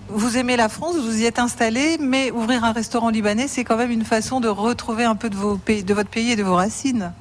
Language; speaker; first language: French; native; French